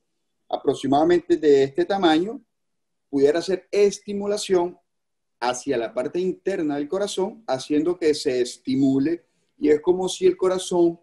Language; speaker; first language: Spanish; native; Spanish